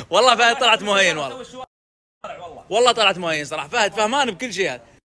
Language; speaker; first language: Arabic; native; Arabic